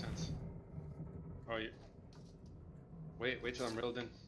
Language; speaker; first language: English; native; English